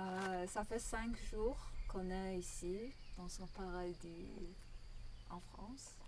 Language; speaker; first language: French; non-native, learner; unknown